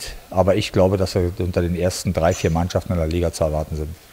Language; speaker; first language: German; native; German